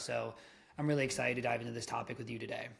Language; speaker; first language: English; native; English